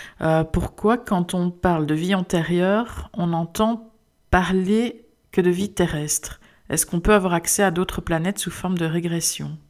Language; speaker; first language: French; native; French